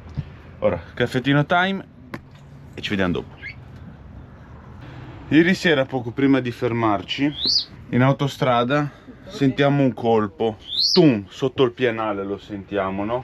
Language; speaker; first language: Italian; native; Italian